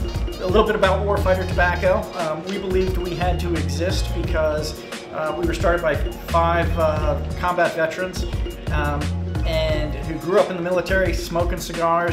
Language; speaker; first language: English; native; English